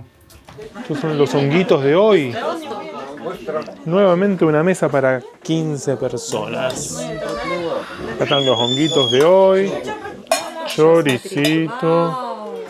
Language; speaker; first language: Spanish; native; Spanish